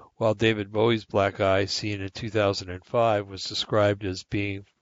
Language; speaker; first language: English; native; English